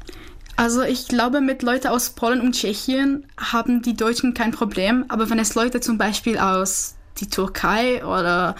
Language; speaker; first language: German; non-native, fluent; Czech